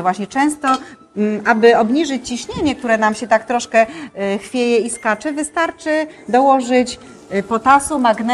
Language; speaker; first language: Polish; native; Polish